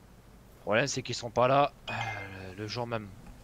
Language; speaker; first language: French; native; French